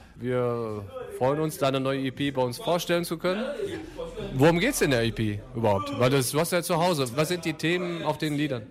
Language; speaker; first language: German; native; German